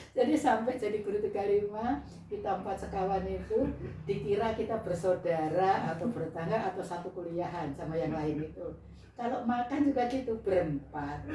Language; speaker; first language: Indonesian; non-native, local second language; Javanese